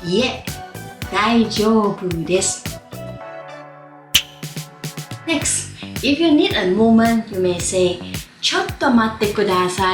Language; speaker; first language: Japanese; non-native, fluent; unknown